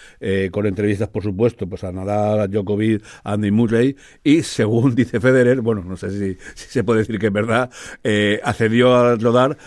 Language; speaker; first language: Spanish; native; Spanish